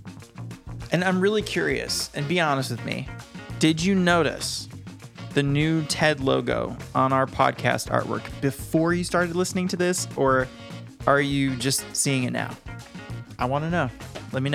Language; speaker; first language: English; native; English